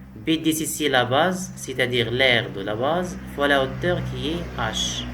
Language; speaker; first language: French; non-native, local second language; Arabic